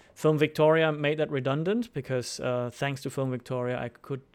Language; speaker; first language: English; non-native, fluent; German